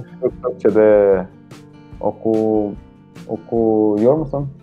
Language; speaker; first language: Turkish; non-native, learner; Portuguese